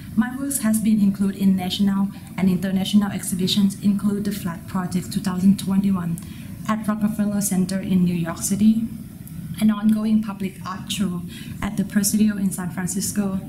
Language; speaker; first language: English; non-native, fluent; Thai